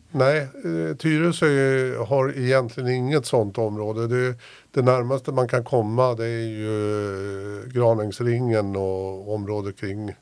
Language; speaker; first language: Swedish; native; Swedish